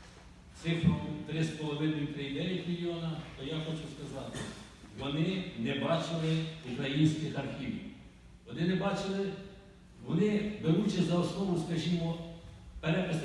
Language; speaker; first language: Ukrainian; native; Ukrainian